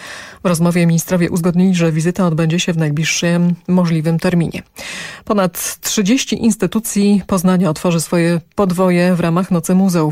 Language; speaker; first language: Polish; native; Polish